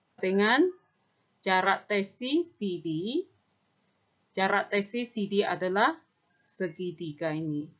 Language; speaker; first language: Malay; non-native, local second language; Chinese